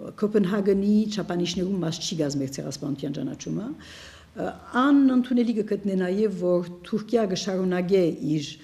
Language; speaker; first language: Armenian; early bilingual, heritage; Armenian